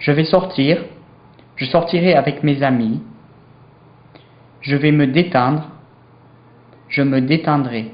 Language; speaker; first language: French; non-native, learner; English